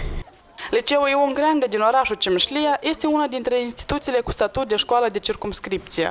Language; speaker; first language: Romanian; native; Romanian